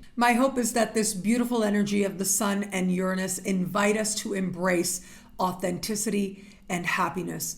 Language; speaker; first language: English; native; English